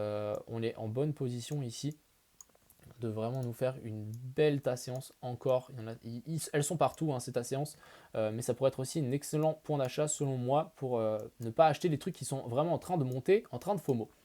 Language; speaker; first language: French; native; French